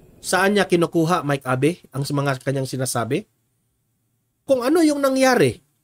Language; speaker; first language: Filipino; non-native, local second language; Cebuano